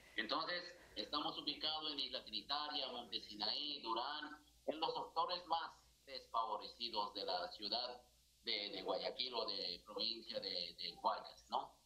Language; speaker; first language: Spanish; non-native, fluent; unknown